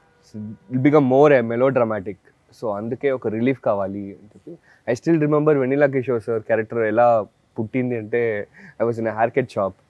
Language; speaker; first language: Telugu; non-native, fluent; Tamil